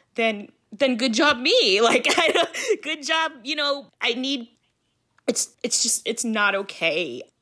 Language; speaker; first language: English; early bilingual, other home language; Filipino